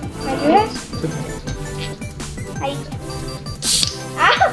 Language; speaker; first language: Spanish; native; Spanish